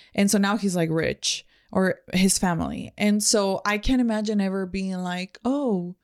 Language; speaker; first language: English; non-native, fluent; Spanish